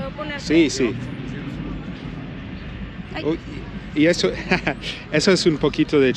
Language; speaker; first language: Spanish; non-native, learner; English